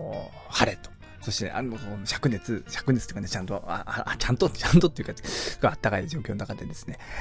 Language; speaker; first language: Japanese; native; Japanese